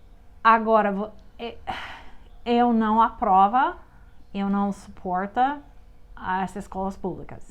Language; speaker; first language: Portuguese; non-native, fluent; English